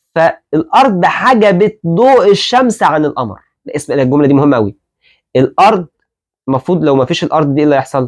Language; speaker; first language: Arabic; native; Arabic